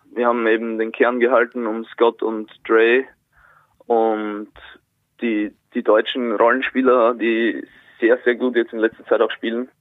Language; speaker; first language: German; native; German